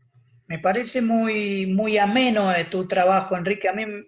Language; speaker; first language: Spanish; native; Spanish